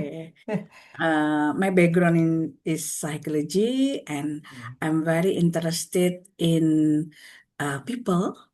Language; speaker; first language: English; non-native, learner; Indonesian